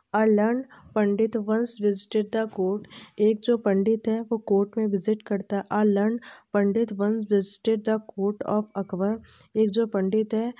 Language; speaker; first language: Hindi; native; Hindi